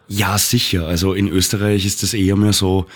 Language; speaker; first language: German; native; German